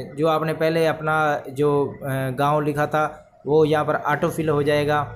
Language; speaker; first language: Hindi; native; Hindi